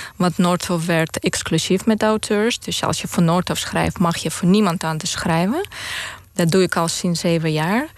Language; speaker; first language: Dutch; non-native, fluent; Romanian